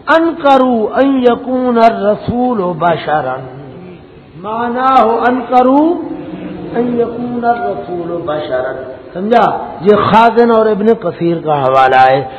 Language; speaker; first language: Urdu; non-native, local second language; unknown